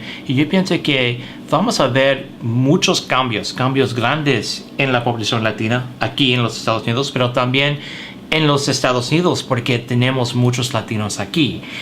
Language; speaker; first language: Spanish; early bilingual, heritage; English